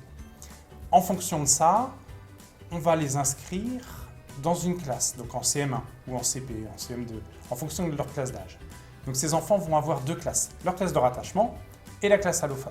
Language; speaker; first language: French; native; French